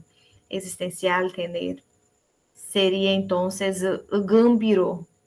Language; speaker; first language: Spanish; non-native, fluent; Portuguese